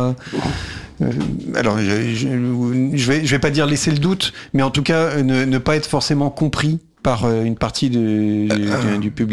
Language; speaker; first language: French; native; French